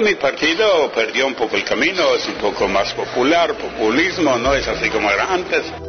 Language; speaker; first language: Spanish; non-native, fluent; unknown